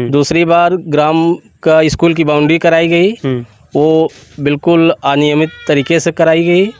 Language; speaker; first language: Hindi; native; Hindi